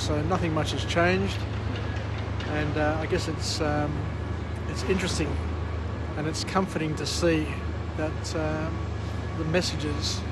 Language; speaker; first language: English; native; English